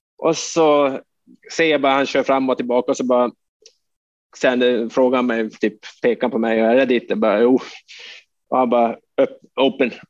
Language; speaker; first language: Swedish; native; Swedish